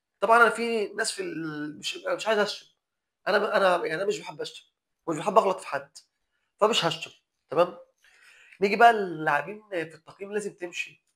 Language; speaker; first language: Arabic; native; Arabic